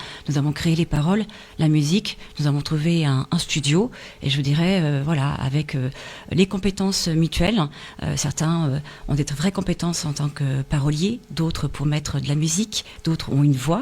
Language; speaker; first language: French; native; French